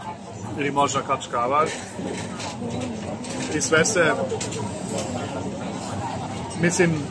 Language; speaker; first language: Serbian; non-native, fluent; German